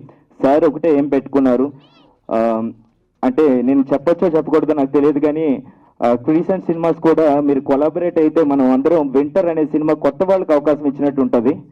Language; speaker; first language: Telugu; native; Telugu